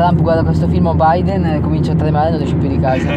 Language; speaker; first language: Italian; native; Italian